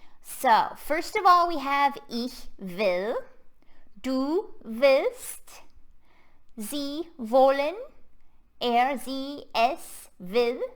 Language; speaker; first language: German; non-native, fluent; English